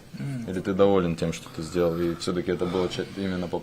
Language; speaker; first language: Russian; native; Russian